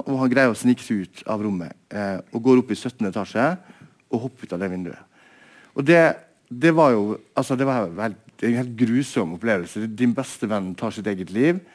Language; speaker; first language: Norwegian; native; Norwegian